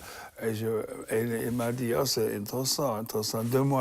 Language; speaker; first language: French; non-native, learner; German